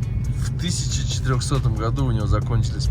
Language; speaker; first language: Russian; native; Russian